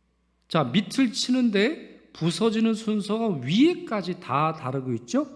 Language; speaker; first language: Korean; native; Korean